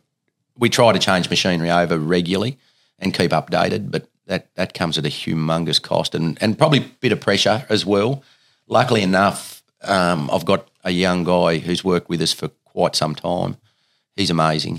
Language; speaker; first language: English; native; English